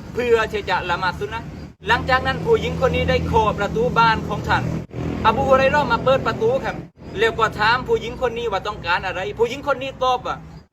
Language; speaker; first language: Thai; non-native, local second language; Malay